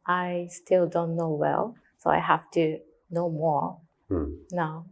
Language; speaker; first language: English; non-native, learner; Japanese